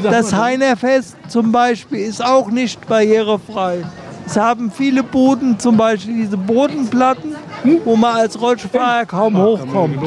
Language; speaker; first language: German; native; German